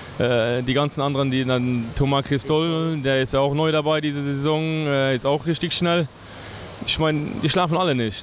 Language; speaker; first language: German; native; German